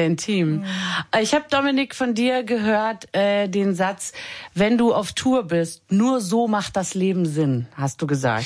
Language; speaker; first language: German; native; German